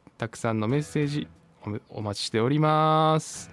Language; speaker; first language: Japanese; native; Japanese